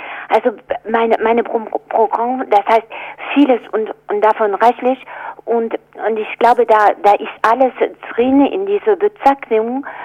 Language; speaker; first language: German; non-native, fluent; French